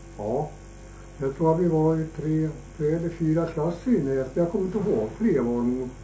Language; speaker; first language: Swedish; native; Swedish